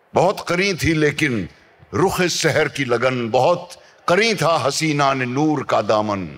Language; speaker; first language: Hindi; native; Hindi